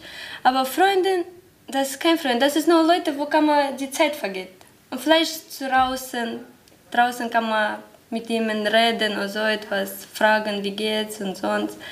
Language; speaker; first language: German; non-native, learner; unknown